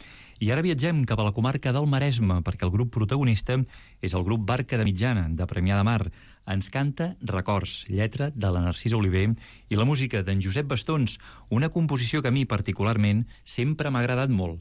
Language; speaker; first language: Catalan; native; Catalan